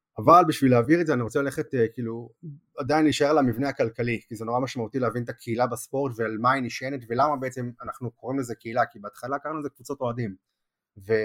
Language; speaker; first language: Hebrew; native; Hebrew